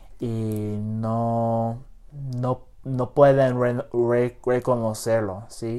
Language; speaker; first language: Spanish; early bilingual, heritage; English